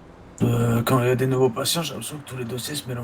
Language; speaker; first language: French; native; French